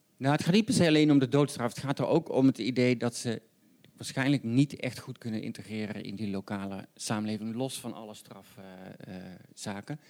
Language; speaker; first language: Dutch; native; Dutch